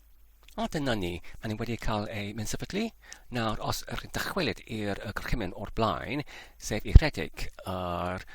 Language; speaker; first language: Welsh; non-native, learner; English